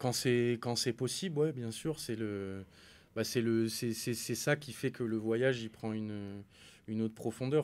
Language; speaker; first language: French; native; French